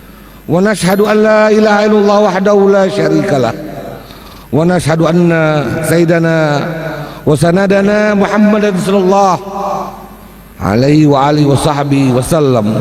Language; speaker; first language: Indonesian; native; Indonesian